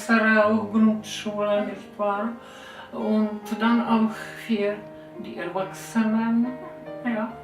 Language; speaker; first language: German; non-native, fluent; Czech